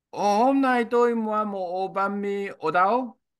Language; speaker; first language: Vietnamese; non-native, learner; Korean